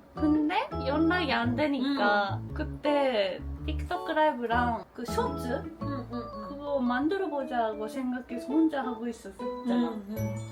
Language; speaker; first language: Korean; non-native, fluent; Japanese